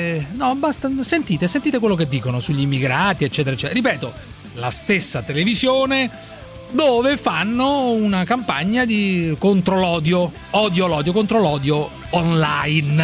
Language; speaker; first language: Italian; native; Italian